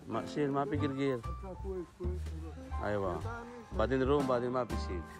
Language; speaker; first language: Arabic; non-native, learner; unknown